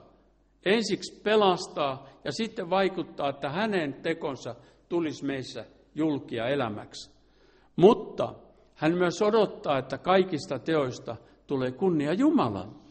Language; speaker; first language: Finnish; native; Finnish